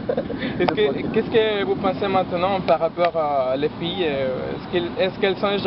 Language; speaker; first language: French; non-native, learner; Spanish